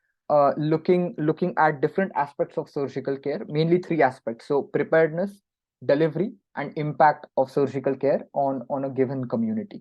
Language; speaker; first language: English; non-native, local second language; Marathi